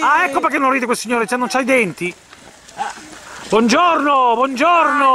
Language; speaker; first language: Italian; native; Italian